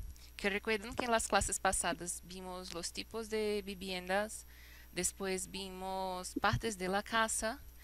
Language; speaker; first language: Spanish; non-native, fluent; Portuguese